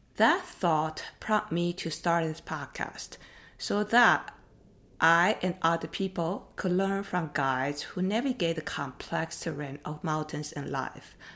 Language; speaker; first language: English; non-native, fluent; Chinese